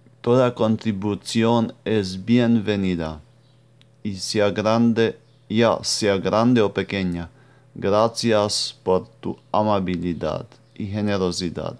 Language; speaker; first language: Spanish; non-native, fluent; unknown